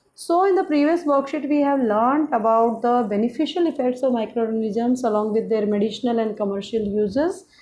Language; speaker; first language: English; non-native, local second language; Hindi